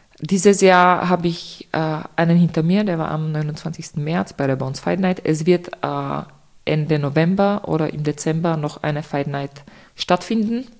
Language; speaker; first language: German; non-native, fluent; Czech